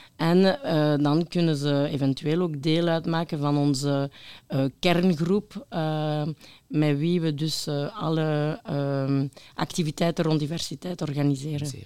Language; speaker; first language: Dutch; non-native, local second language; French